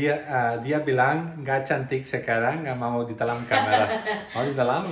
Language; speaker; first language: Indonesian; non-native, learner; Catalan